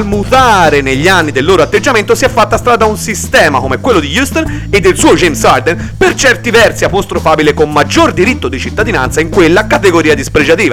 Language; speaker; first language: Italian; native; Italian